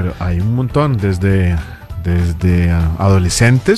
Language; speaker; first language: Spanish; native; Spanish